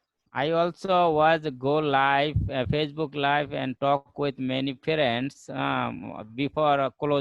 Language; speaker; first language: English; non-native, learner; Bangla